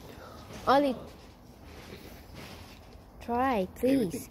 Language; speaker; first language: English; non-native, learner; Vietnamese